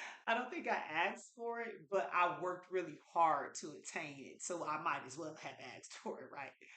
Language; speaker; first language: English; native; English